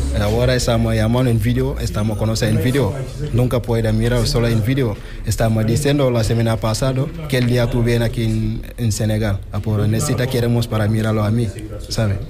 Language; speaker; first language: Spanish; non-native, learner; Wolof